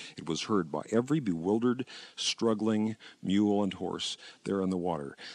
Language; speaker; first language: English; native; English